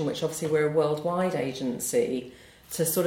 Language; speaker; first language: English; native; English